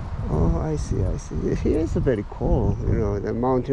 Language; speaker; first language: English; non-native, learner; Korean